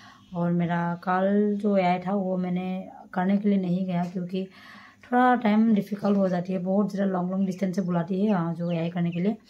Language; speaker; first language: Hindi; non-native, local second language; Assamese